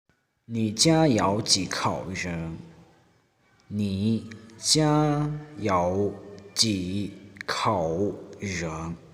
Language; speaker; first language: Chinese; non-native, fluent; Hmong